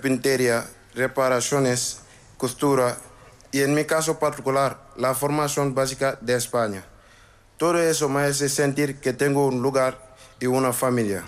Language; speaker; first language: Spanish; non-native, learner; Wolof